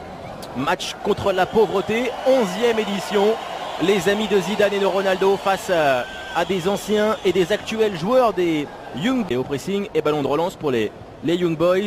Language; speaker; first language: French; native; French